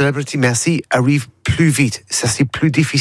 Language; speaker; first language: French; non-native, learner; English